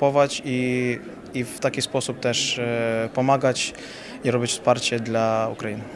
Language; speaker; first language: Polish; non-native, fluent; Ukrainian